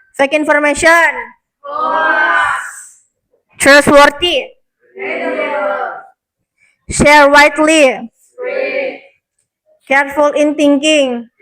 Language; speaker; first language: English; non-native, learner; Indonesian